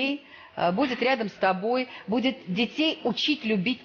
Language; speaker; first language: Russian; native; Russian